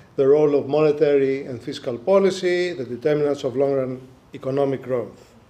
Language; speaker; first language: English; non-native, fluent; Greek